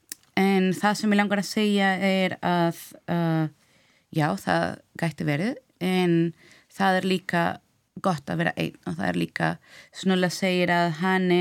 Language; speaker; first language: Icelandic; non-native, learner; Spanish